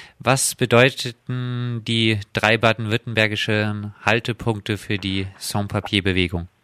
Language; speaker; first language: German; native; German